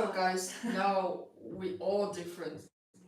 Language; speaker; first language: English; non-native, fluent; Chinese